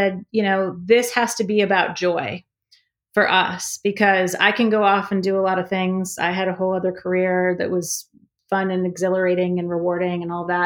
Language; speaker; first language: English; native; English